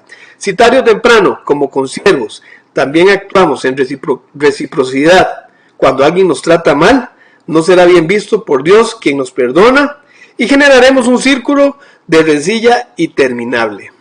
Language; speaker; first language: Spanish; native; Spanish